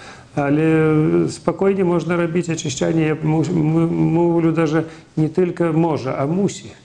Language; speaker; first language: Polish; non-native, fluent; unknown